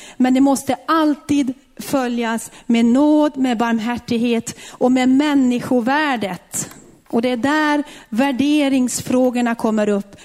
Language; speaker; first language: Swedish; native; Swedish